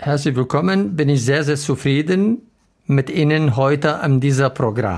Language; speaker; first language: German; non-native, learner; Arabic